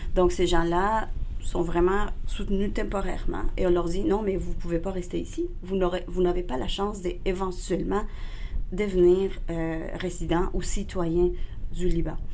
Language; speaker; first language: French; non-native, fluent; Spanish